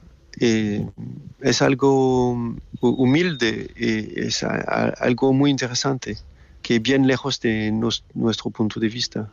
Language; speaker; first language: Spanish; non-native, learner; French